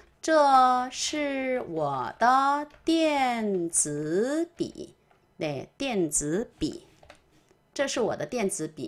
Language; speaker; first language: Chinese; non-native, fluent; Korean